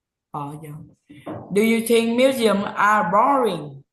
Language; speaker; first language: English; non-native, learner; Vietnamese